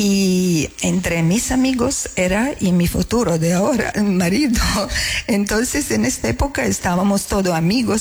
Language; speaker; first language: Spanish; non-native, learner; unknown